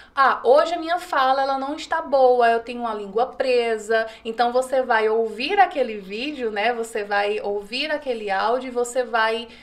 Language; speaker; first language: Portuguese; native; Portuguese